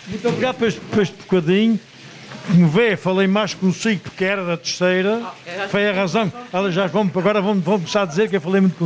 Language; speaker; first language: Portuguese; native; Portuguese